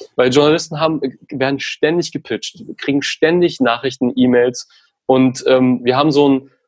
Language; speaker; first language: German; native; German